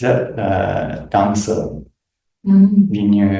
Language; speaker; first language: Vietnamese; non-native, learner; English